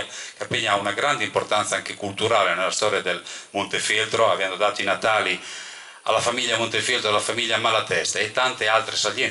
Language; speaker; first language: Italian; native; Italian